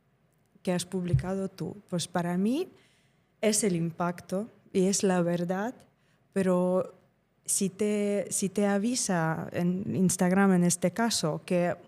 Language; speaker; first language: Spanish; non-native, fluent; Ukrainian